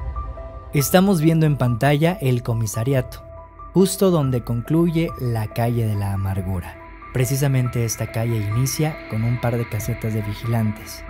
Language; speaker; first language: Spanish; native; Spanish